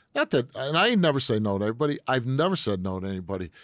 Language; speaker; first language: English; native; English